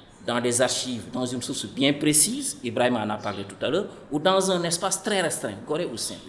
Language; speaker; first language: French; non-native, local second language; Fula